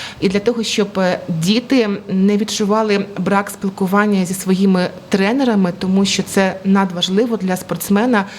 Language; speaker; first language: Ukrainian; native; Ukrainian